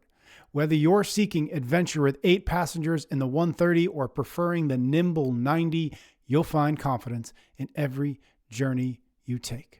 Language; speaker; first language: English; native; English